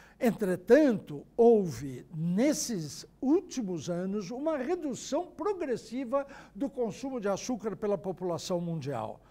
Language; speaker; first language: Portuguese; native; Portuguese